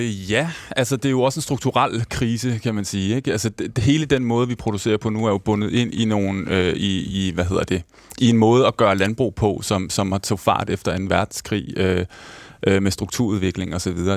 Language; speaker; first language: Danish; native; Danish